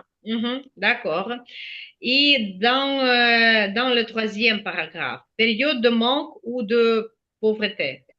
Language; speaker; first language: French; non-native, fluent; Ukrainian